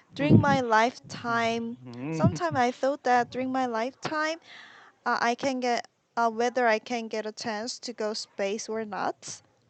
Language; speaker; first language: English; non-native, learner; Korean